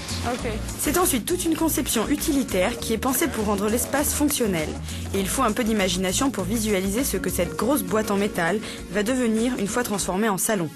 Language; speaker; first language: French; native; French